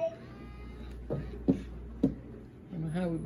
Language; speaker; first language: English; native; English